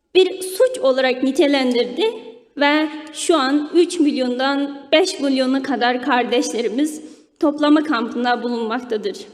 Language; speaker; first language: Turkish; non-native, fluent; Uyghur